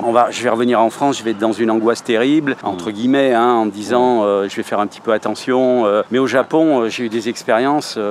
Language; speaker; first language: French; native; French